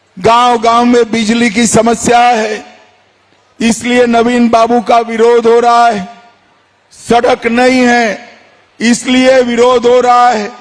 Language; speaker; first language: Hindi; non-native, local second language; Gujarati